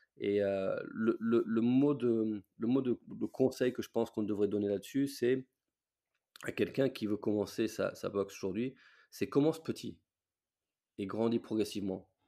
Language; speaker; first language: French; non-native, fluent; English